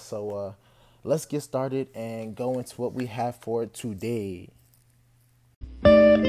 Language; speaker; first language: English; native; English